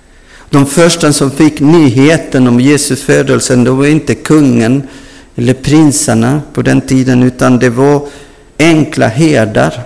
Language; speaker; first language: Swedish; non-native, fluent; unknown